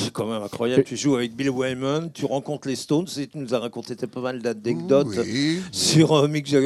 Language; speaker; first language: French; native; French